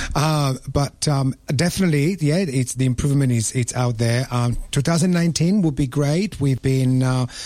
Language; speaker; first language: English; non-native, fluent; Italian